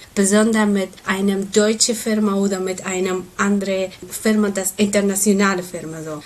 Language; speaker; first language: German; non-native, learner; Persian